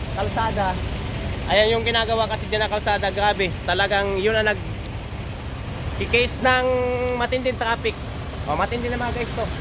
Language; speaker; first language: Filipino; non-native, local second language; Bikol